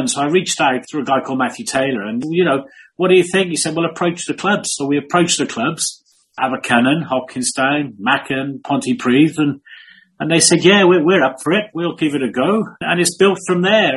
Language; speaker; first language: English; native; English